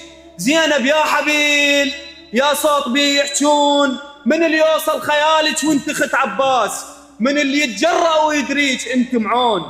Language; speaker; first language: Arabic; native; Arabic